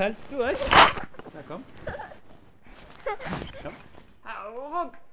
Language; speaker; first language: German; native; German